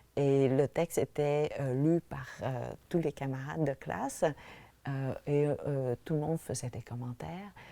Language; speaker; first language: French; early bilingual, other home language; Vietnamese